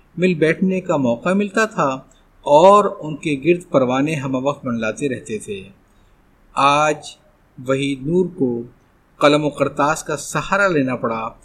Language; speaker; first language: Urdu; native; Urdu